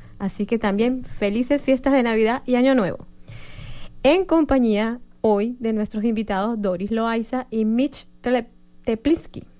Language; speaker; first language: Spanish; native; Spanish